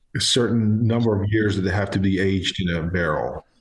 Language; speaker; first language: English; non-native, fluent; Georgian